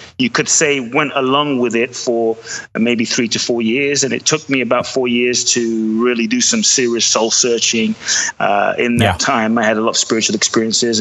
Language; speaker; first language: English; native; English